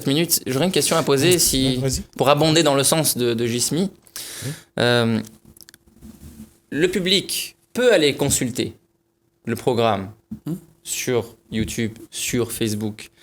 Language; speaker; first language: French; native; French